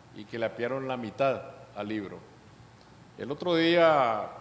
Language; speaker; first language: Spanish; native; Spanish